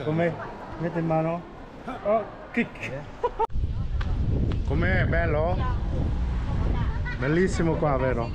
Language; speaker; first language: Italian; non-native, learner; Vietnamese